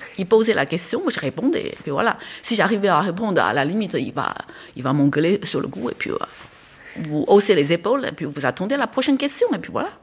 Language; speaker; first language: French; non-native, fluent; Chinese